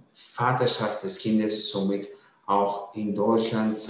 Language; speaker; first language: German; non-native, fluent; Greek